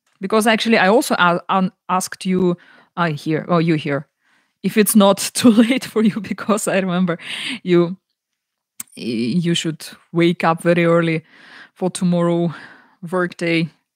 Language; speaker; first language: English; non-native, fluent; Ukrainian